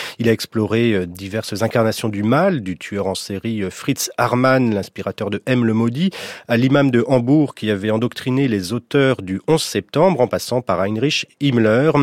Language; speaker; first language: French; native; French